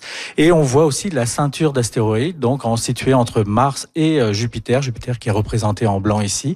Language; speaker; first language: French; native; French